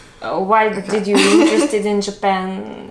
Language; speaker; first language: English; non-native, learner; Russian